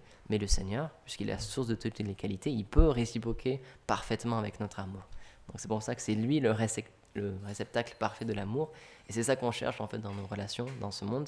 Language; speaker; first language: French; native; French